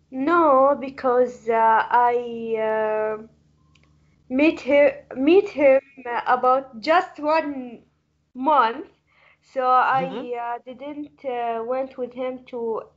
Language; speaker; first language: English; non-native, learner; Arabic